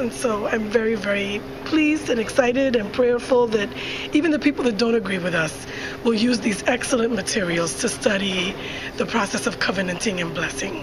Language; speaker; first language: English; early bilingual, other home language; Spanish